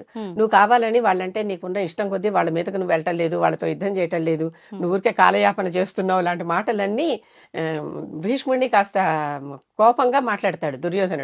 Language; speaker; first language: Telugu; native; Telugu